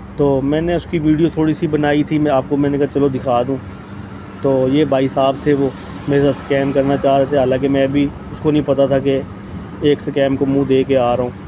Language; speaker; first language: Urdu; non-native, local second language; Punjabi